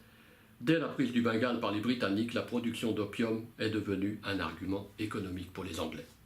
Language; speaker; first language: French; native; French